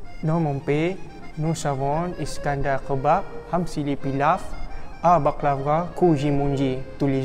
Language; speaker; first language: French; non-native, learner; Malay